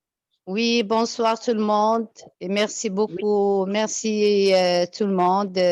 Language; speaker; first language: French; non-native, local second language; Arabic